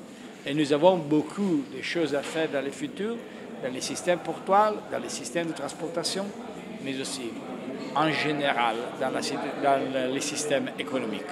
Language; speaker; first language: French; non-native, fluent; Italian